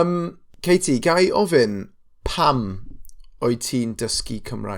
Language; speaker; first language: Welsh; non-native, local second language; English